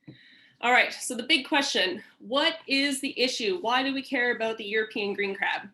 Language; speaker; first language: English; native; English